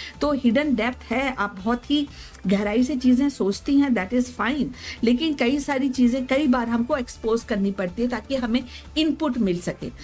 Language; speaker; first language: Hindi; native; Hindi